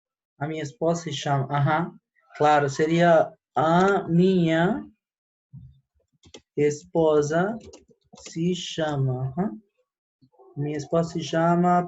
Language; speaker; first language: Portuguese; non-native, fluent; Spanish